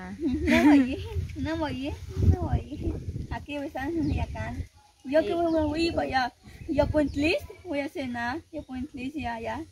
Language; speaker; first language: Spanish; non-native, local second language; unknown